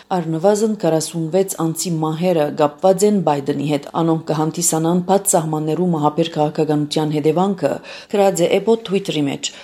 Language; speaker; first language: Armenian; early bilingual, heritage; Armenian